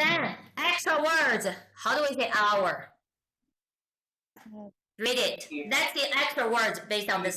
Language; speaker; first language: English; non-native, fluent; Chinese